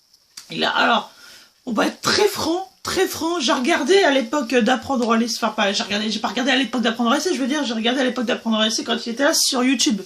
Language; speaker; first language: French; native; French